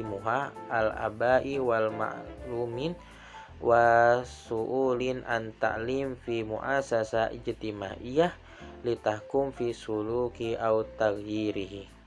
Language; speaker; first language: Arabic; non-native, learner; Indonesian